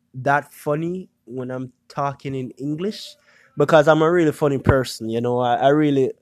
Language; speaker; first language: English; non-native, local second language; Jamaican Creole English